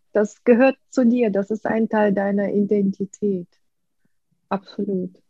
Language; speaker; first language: German; non-native, fluent; Russian